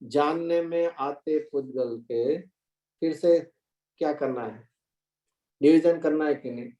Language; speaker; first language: Hindi; non-native, local second language; Gujarati